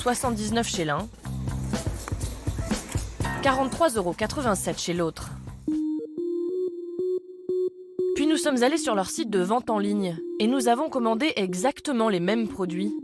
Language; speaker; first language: French; native; French